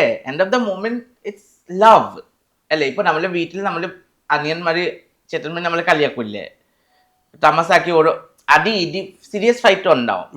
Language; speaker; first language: Malayalam; non-native, fluent; Assamese